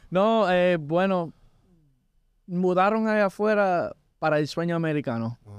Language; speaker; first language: Spanish; non-native, fluent; English